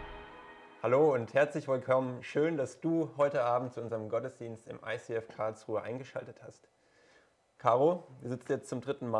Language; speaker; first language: German; native; German